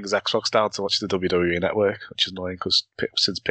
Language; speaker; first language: English; native; English